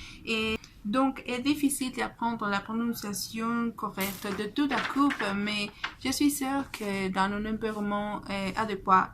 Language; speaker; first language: French; non-native, fluent; Spanish